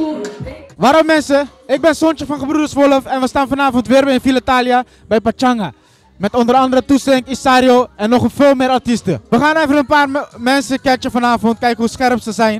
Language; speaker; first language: Dutch; native; Dutch